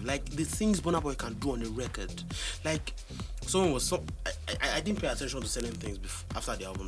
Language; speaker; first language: English; non-native, local second language; Yoruba